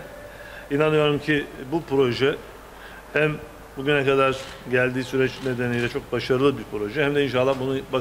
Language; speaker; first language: Turkish; native; Turkish